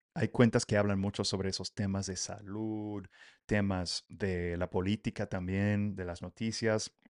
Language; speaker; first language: Spanish; non-native, fluent; English